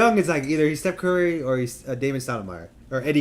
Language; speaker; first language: English; native; English